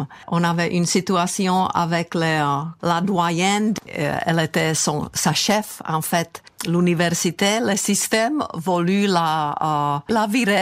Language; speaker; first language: French; non-native, fluent; Czech